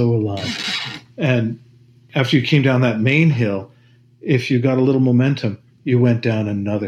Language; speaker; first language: English; native; English